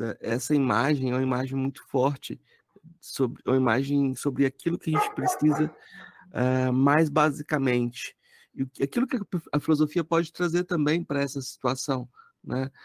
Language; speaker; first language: Portuguese; native; Portuguese